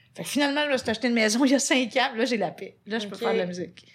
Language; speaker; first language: French; native; French